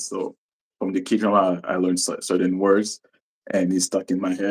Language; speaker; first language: English; non-native, local second language; French